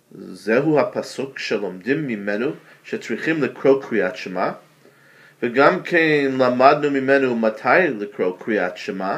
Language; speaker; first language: Hebrew; non-native, fluent; English